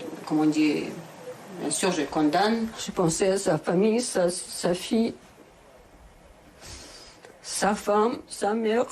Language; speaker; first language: French; non-native, learner; Chechen